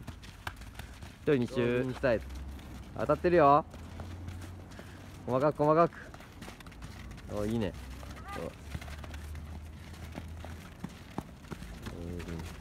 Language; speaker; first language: Japanese; native; Japanese